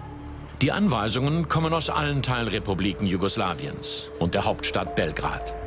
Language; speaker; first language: German; native; German